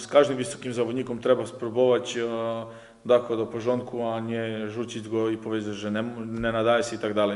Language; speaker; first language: Polish; non-native, fluent; Serbian